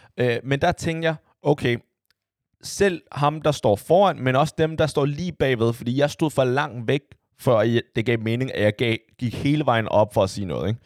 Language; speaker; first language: Danish; early bilingual, other home language; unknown